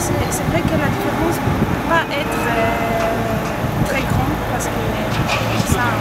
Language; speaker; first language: French; non-native, fluent; Polish